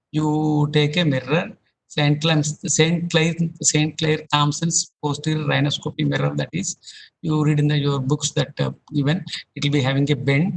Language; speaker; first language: English; non-native, local second language; Telugu